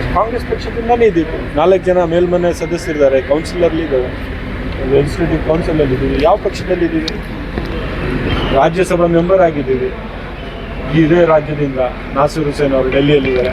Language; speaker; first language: Kannada; non-native, local second language; Urdu